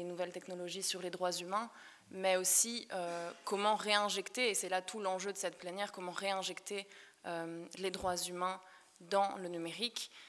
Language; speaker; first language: French; native; French